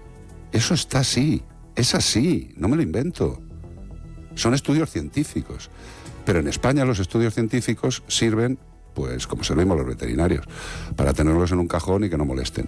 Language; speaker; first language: Spanish; native; Spanish